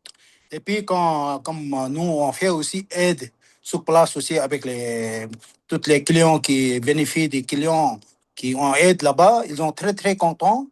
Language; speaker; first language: French; non-native, learner; Sherpa